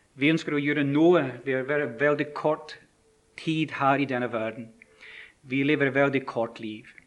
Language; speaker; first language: Norwegian; non-native, fluent; English